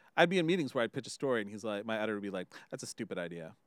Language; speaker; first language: English; early bilingual, other home language; Hindi